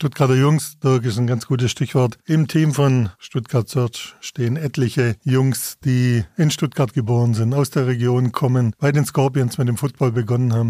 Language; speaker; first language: German; native; German